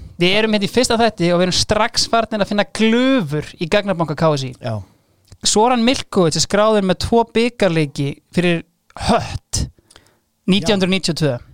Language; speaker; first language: Icelandic; native; Icelandic